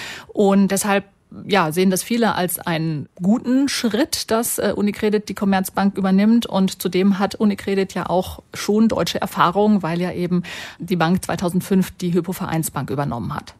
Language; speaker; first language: German; native; German